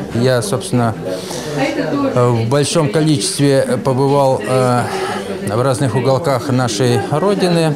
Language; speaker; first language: Russian; native; Russian